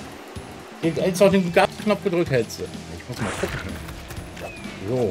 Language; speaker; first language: German; native; German